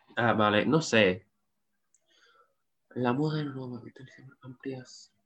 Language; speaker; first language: Spanish; non-native, learner; English